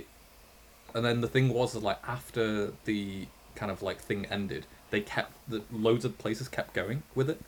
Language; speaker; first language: English; native; English